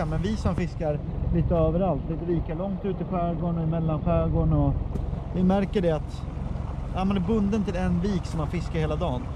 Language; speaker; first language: Swedish; native; Swedish